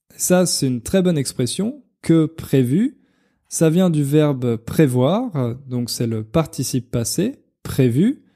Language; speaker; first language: French; native; French